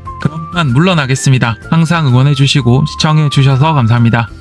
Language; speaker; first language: Korean; native; Korean